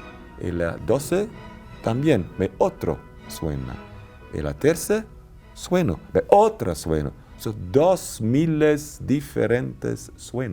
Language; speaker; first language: Spanish; non-native, learner; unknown